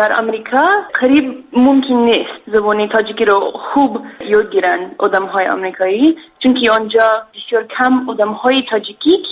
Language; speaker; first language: Persian; non-native, learner; English